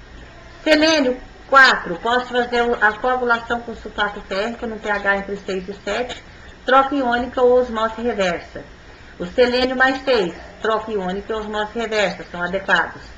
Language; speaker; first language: Portuguese; native; Portuguese